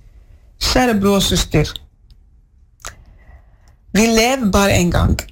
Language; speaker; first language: Norwegian; non-native, learner; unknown